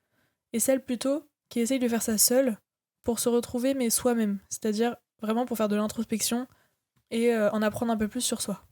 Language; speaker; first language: French; native; French